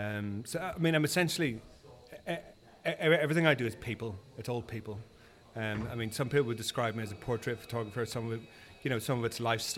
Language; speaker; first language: English; native; English